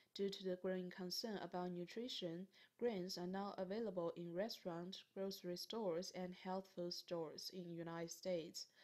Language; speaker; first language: English; non-native, fluent; Chinese